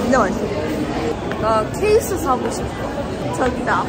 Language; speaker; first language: Korean; non-native, learner; Chinese